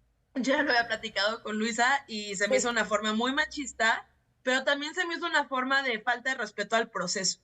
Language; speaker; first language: Spanish; native; Spanish